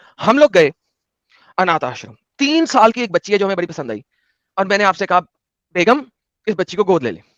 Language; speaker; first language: Hindi; native; Hindi